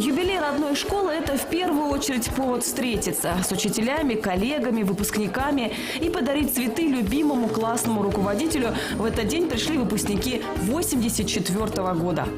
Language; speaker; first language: Russian; native; Russian